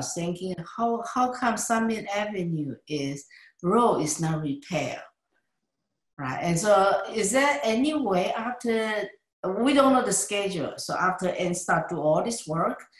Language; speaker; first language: English; non-native, learner; Chinese